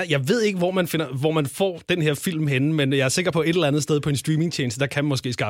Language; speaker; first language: Danish; native; Danish